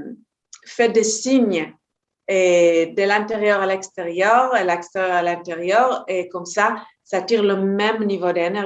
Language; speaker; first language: French; non-native, fluent; Hebrew